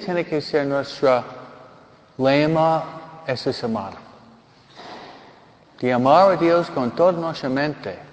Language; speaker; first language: Spanish; non-native, fluent; English